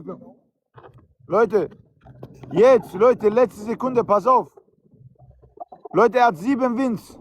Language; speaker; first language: German; early bilingual, other home language; Turkish